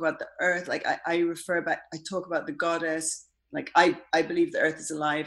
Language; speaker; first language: English; native; English